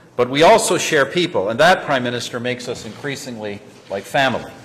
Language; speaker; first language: English; native; English